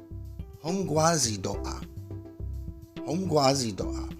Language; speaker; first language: Vietnamese; non-native, learner; English